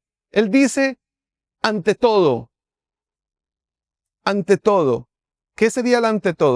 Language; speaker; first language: Spanish; native; Spanish